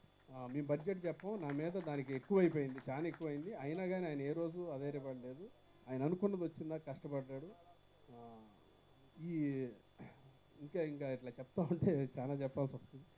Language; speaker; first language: Telugu; native; Telugu